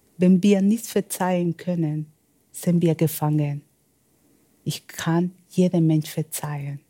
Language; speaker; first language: German; non-native, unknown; Spanish